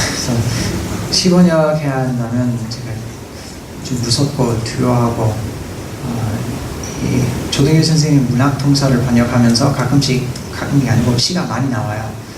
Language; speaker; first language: Korean; non-native, fluent; English